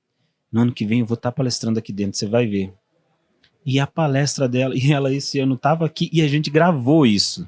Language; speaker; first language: Portuguese; native; Portuguese